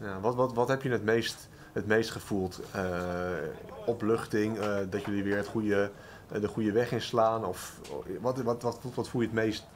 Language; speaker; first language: Dutch; native; Dutch